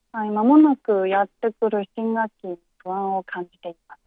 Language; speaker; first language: Japanese; non-native, fluent; Chinese